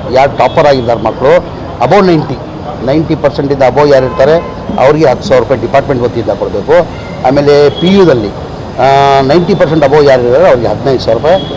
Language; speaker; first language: Kannada; non-native, local second language; Urdu